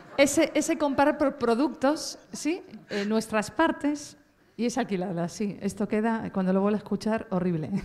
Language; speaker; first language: Spanish; native; Spanish